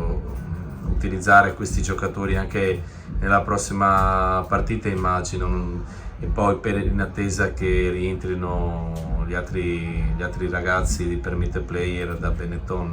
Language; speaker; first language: Italian; native; Italian